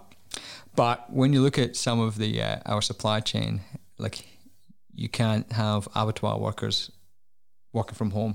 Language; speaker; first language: English; native; English